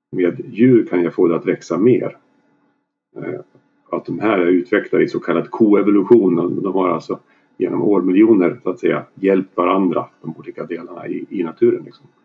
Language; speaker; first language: Swedish; native; Swedish